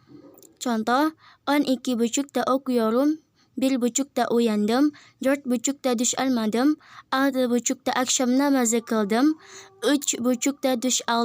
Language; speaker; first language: Turkish; non-native, learner; Indonesian